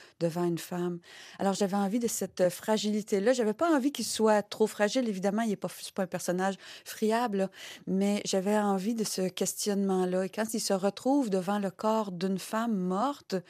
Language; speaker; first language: French; native; French